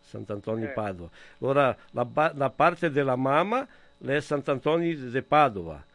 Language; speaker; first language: Italian; early bilingual, heritage; Italian